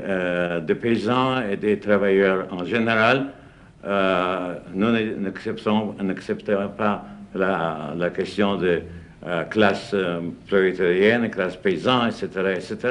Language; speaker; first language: French; non-native, fluent; Russian